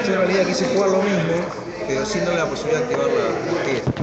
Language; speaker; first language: Spanish; native; Spanish